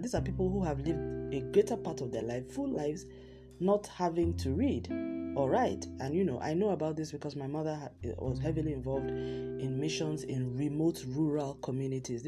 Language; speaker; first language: English; non-native, local second language; Yoruba